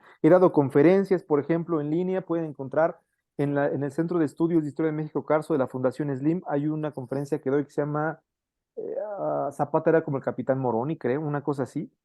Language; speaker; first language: Spanish; native; Spanish